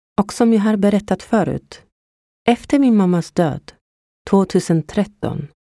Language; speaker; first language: Swedish; non-native, fluent; Spanish